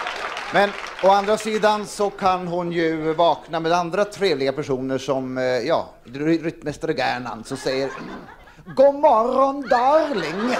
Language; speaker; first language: Swedish; native; Swedish